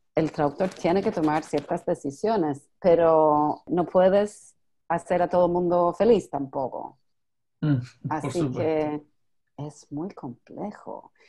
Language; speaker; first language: Spanish; non-native, fluent; English